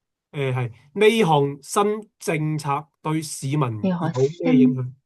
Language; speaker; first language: Chinese; native; Chinese